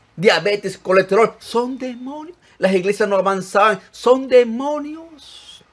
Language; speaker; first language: Spanish; native; Spanish